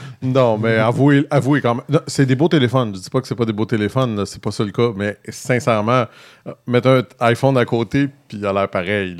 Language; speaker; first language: French; native; French